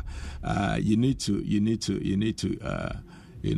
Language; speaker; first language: English; non-native, local second language; Akan